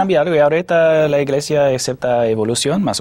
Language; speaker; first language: Spanish; non-native, fluent; English